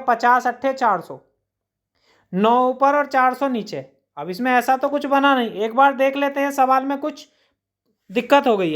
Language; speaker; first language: Hindi; native; Hindi